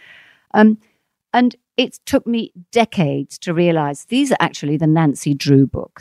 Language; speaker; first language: English; non-native, fluent; French